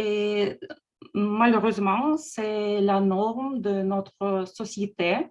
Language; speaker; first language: French; non-native, learner; Russian